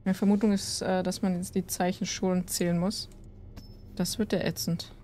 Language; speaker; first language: German; native; German